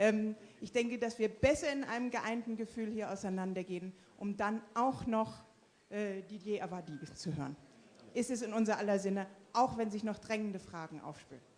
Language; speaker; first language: German; native; German